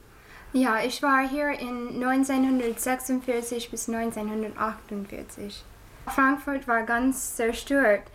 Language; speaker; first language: German; non-native, learner; English